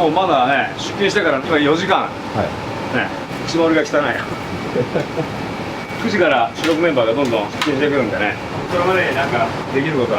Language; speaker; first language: Japanese; native; Japanese